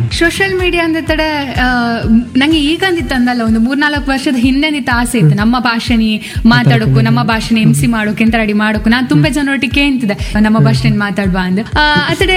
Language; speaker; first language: Kannada; non-native, local second language; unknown